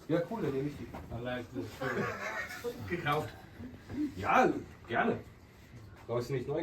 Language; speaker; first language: German; native; German